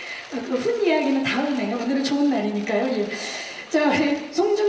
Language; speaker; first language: Korean; native; Korean